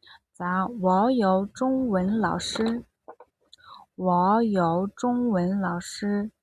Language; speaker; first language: Chinese; non-native, fluent; Mongolian